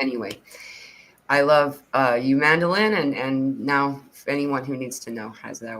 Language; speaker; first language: English; native; English